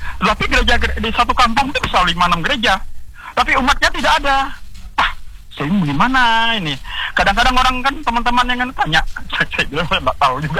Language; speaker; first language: Indonesian; non-native, local second language; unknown